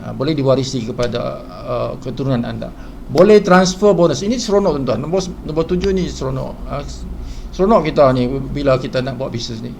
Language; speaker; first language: Malay; native; Malay